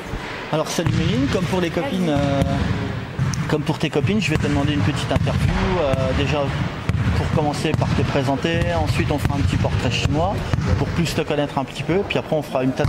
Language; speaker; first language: French; native; French